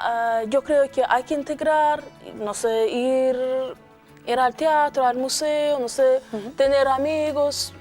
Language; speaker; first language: Spanish; non-native, learner; Azerbaijani